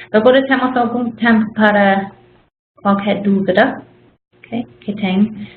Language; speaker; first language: Portuguese; non-native, fluent; English